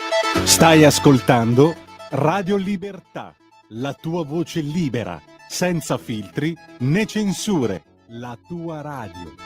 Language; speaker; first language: Italian; native; Italian